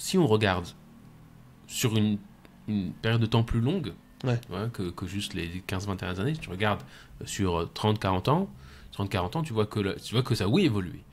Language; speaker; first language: French; native; French